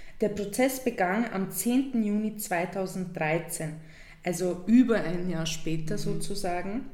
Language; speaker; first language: German; early bilingual, other home language; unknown